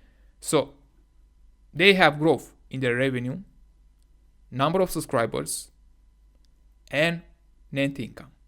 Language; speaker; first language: English; non-native, fluent; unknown